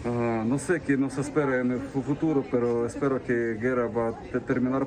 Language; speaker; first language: Spanish; non-native, learner; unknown